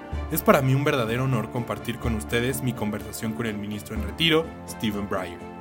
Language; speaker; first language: Spanish; native; Spanish